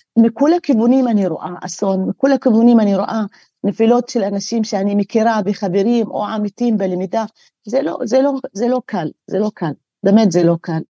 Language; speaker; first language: Hebrew; non-native, local second language; Arabic